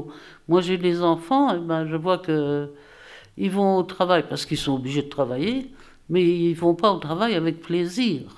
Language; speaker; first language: French; native; French